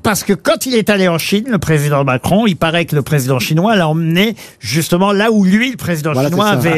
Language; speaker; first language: French; native; French